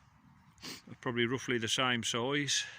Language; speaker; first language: English; native; English